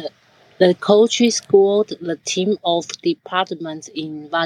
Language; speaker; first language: English; non-native, learner; Chinese